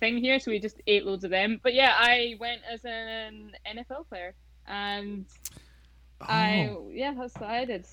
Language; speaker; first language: English; native; English